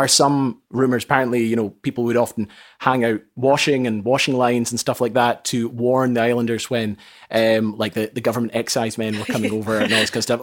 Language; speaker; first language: English; native; English